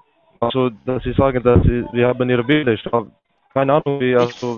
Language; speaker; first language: German; non-native, learner; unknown